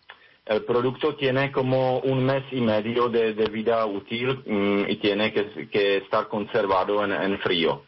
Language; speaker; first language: Spanish; non-native, fluent; Czech